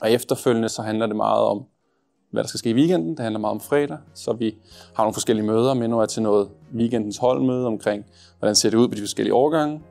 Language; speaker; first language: Danish; native; Danish